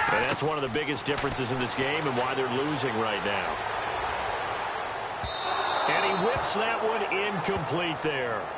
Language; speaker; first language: English; native; English